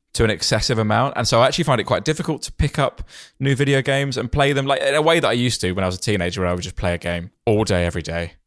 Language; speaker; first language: English; native; English